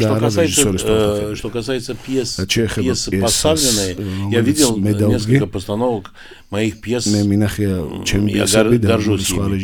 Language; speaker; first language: Russian; non-native, fluent; Romanian